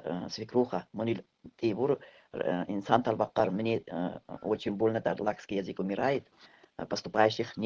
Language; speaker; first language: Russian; non-native, local second language; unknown